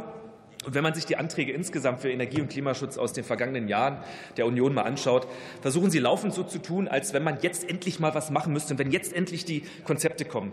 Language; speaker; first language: German; native; German